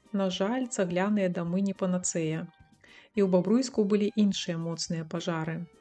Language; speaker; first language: Belarusian; native; Belarusian